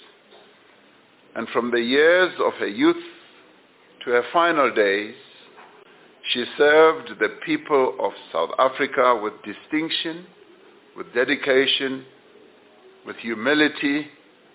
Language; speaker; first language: English; non-native, local second language; Venda